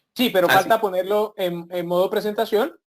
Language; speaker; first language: Spanish; native; Spanish